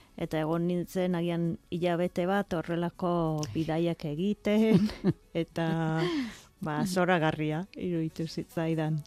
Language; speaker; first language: Basque; non-native, fluent; English